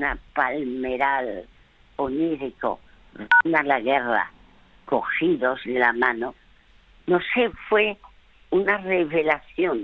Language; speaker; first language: Spanish; early bilingual, other home language; French